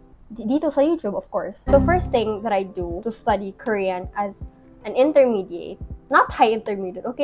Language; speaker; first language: English; non-native, local second language; Filipino